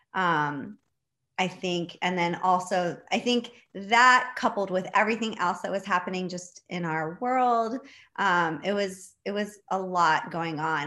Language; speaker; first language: English; native; English